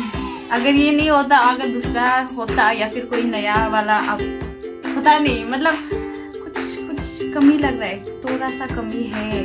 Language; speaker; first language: Hindi; non-native, local second language; Bodo